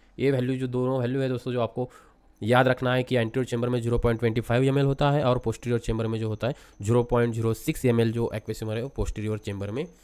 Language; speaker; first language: Hindi; non-native, local second language; Marathi